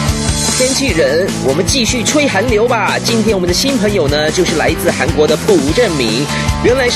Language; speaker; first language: Chinese; native; Chinese